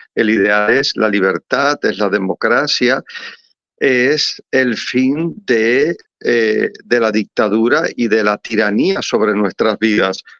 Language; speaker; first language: Spanish; native; Spanish